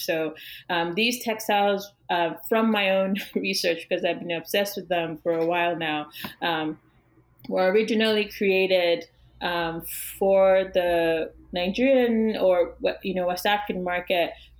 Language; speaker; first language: English; non-native, local second language; Yoruba